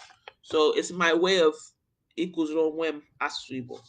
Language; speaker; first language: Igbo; non-native, learner; English